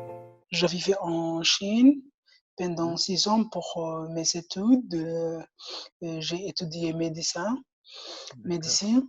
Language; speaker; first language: French; non-native, learner; Somali